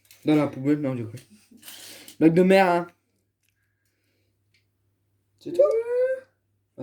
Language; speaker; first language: French; native; French